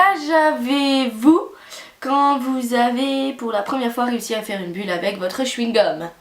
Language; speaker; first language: French; native; French